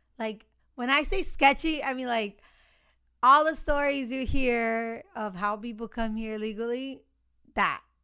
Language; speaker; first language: English; early bilingual, other home language; Spanish